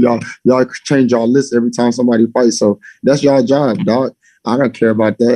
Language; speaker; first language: English; native; English